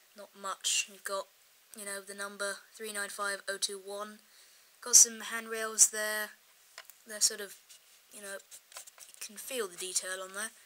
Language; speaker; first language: English; native; English